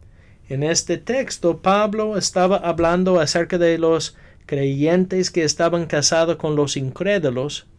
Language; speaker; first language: Spanish; non-native, fluent; English